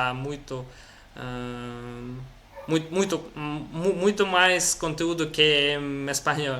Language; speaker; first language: Portuguese; non-native, learner; Russian